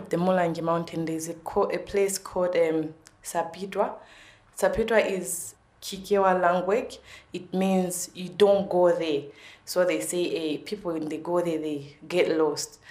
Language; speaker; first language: English; non-native, local second language; Nyanja